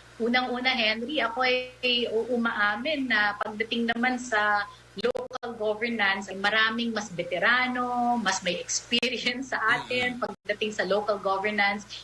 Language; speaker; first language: Filipino; native; Filipino